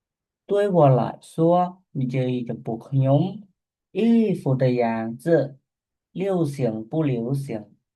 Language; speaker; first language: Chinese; non-native, fluent; Khmer